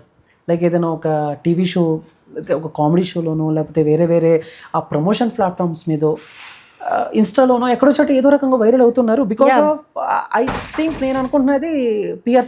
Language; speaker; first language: Telugu; native; Telugu